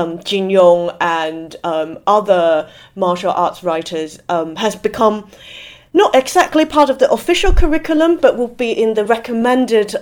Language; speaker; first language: English; non-native, local second language; Cantonese